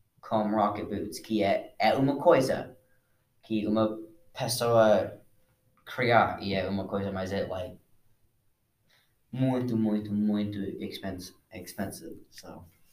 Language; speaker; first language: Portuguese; non-native, learner; English